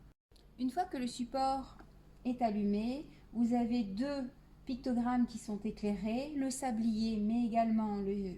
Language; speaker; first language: French; native; French